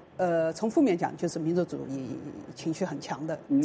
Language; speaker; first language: Chinese; native; Chinese